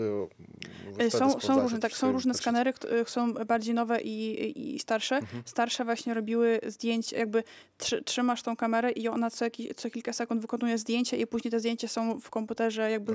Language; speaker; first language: Polish; early bilingual, heritage; Polish